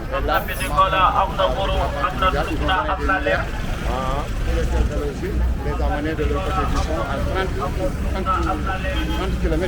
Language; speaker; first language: French; non-native, local second language; Wolof